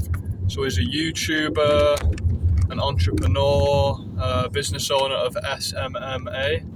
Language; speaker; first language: English; native; English